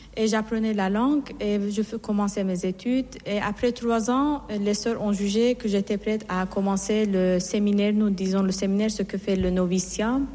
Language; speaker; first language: French; non-native, fluent; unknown